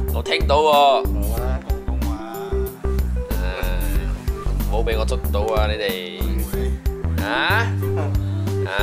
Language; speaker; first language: Cantonese; non-native, local second language; Chinese